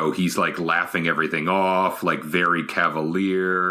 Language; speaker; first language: English; native; English